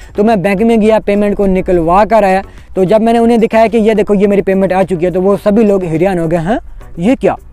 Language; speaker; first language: Urdu; non-native, local second language; Saraiki